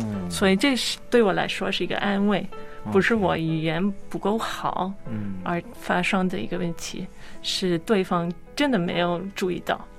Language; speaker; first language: Chinese; non-native, fluent; English